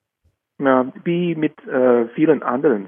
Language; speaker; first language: German; non-native, fluent; Czech